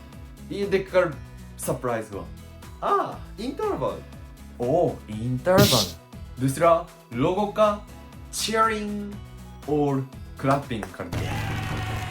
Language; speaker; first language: Hindi; non-native, learner; Japanese